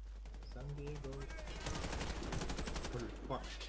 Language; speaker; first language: English; non-native, learner; Russian